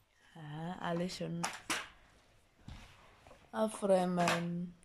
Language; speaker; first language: German; non-native, learner; Filipino